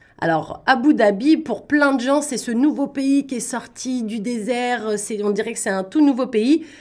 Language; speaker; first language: French; native; French